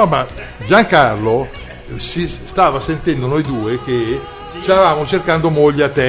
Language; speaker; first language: Italian; native; Italian